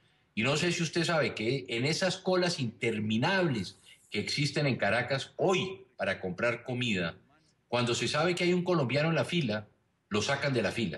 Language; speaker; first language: Spanish; native; Spanish